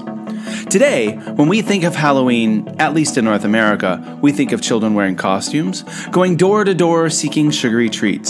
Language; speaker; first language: English; native; English